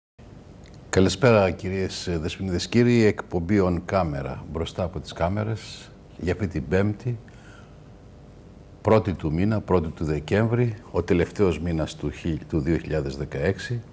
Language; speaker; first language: Greek; native; Greek